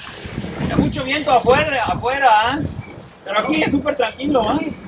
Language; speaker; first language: Spanish; non-native, fluent; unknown